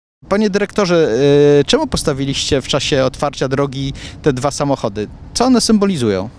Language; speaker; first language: Polish; native; Polish